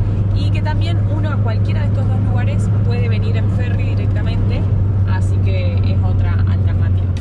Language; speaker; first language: Spanish; native; Spanish